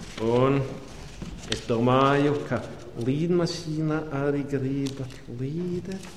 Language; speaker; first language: Latvian; non-native, learner; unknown